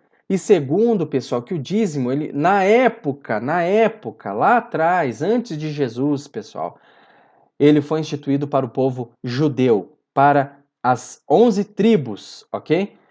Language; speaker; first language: Portuguese; native; Portuguese